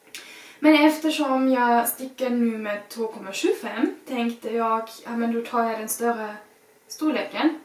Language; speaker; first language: Swedish; non-native, fluent; German